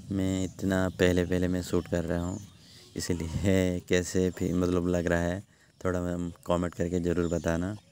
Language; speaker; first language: Hindi; non-native, local second language; Odia